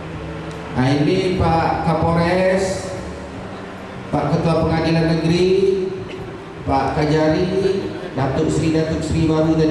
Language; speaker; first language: Indonesian; native; Indonesian